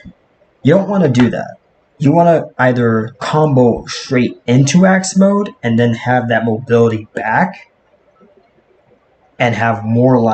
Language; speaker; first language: English; native; English